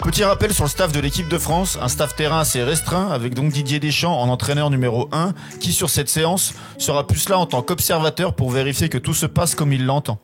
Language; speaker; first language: French; native; French